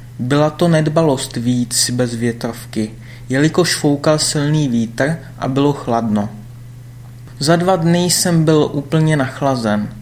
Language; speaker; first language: Czech; non-native, fluent; German